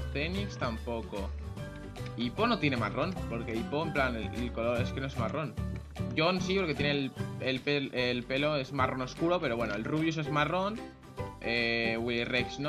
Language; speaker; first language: Spanish; native; Spanish